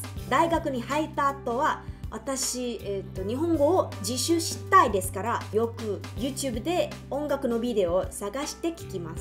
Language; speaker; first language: Japanese; non-native, learner; Chinese